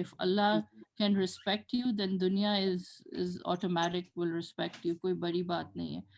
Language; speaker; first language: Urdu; early bilingual, heritage; Urdu